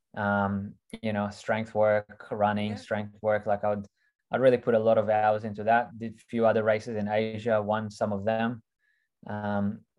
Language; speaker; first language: English; early bilingual, other home language; Russian